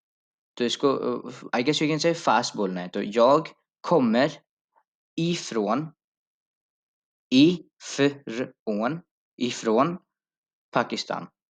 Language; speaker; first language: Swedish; non-native, fluent; Urdu